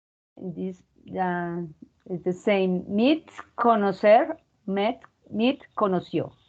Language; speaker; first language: English; non-native, fluent; Spanish